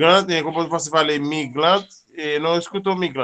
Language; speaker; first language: Portuguese; non-native, learner; Haitian Creole